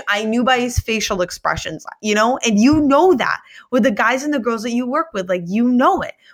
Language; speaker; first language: English; native; English